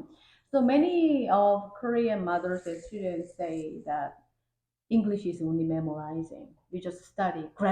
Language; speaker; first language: English; non-native, fluent; Korean